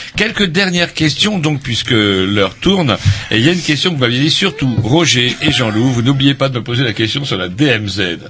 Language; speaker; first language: French; native; French